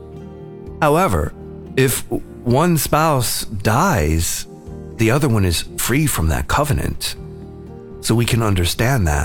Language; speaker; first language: English; native; English